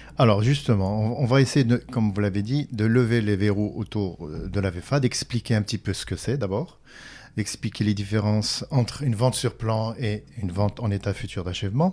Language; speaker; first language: French; non-native, local second language; Arabic